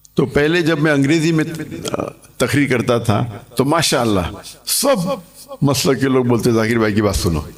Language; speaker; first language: Urdu; non-native, local second language; English